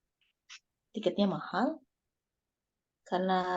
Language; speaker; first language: Indonesian; non-native, learner; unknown